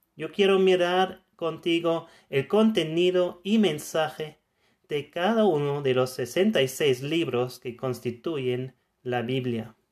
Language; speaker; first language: Spanish; non-native, fluent; German